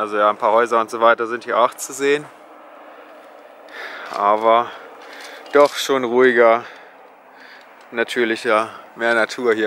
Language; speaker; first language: German; native; German